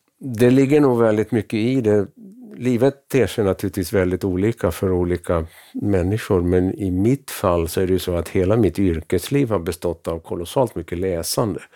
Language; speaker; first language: Swedish; native; Swedish